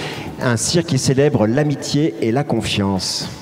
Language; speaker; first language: French; native; French